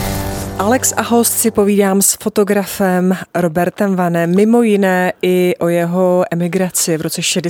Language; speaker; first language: Czech; native; Czech